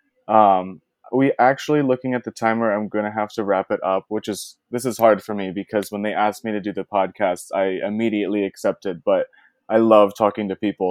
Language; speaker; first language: English; native; English